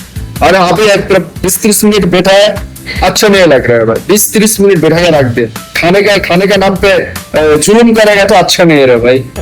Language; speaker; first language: Hindi; non-native, learner; Bangla